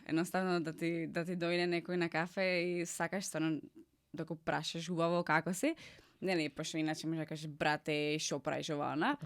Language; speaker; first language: Macedonian; non-native, fluent; Czech